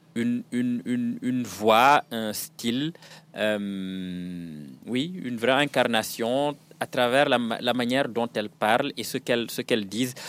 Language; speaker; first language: French; non-native, local second language; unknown